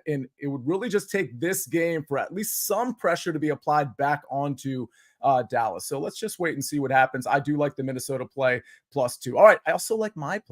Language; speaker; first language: English; native; English